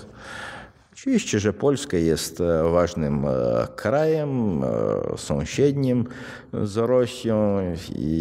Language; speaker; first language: Polish; non-native, fluent; Russian